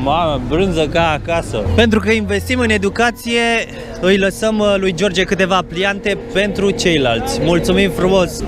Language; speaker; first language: Romanian; native; Romanian